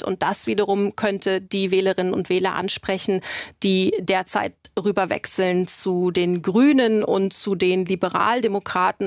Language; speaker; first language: German; native; German